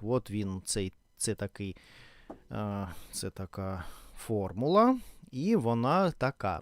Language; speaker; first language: Ukrainian; non-native, learner; Russian